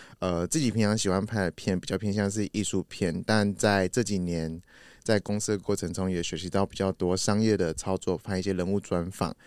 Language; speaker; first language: Chinese; native; Chinese